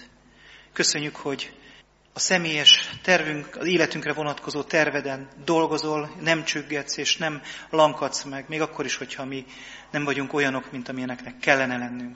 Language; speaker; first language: Hungarian; native; Hungarian